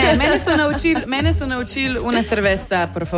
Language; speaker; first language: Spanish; non-native, learner; Slovenian